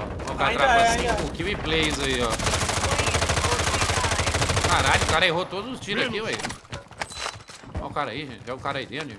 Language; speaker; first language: Portuguese; native; Portuguese